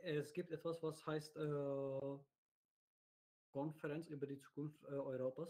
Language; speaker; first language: German; non-native, learner; Czech